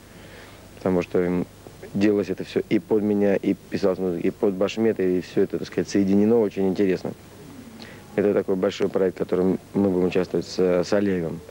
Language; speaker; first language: Russian; native; Russian